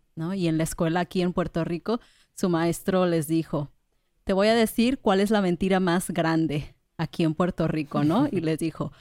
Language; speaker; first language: Spanish; native; Spanish